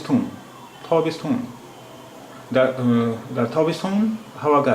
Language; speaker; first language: Persian; non-native, fluent; Urdu